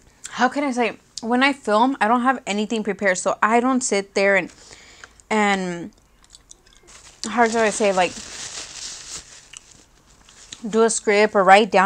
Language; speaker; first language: English; early bilingual, other home language; Spanish